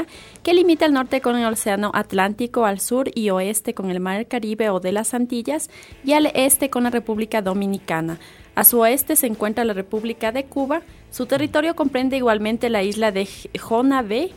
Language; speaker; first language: Spanish; native; Spanish